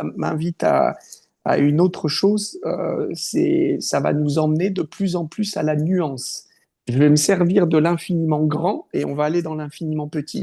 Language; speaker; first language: French; native; French